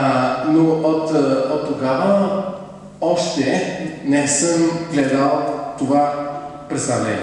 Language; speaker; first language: Bulgarian; non-native, fluent; French